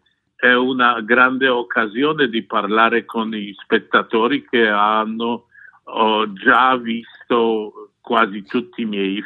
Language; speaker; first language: Italian; non-native, fluent; Polish